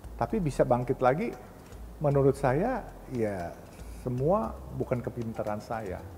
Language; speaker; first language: Indonesian; native; Indonesian